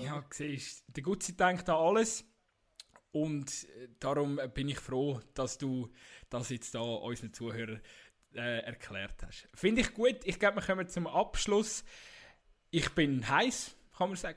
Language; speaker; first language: German; native; German